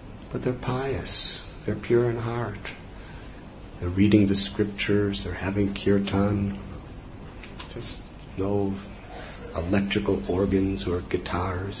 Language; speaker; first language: English; native; English